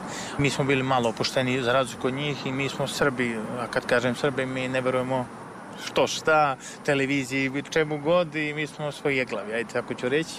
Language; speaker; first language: Serbian; native; Serbian